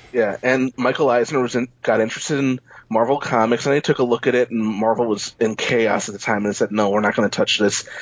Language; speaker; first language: English; native; English